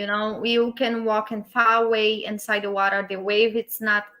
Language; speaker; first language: English; non-native, learner; Portuguese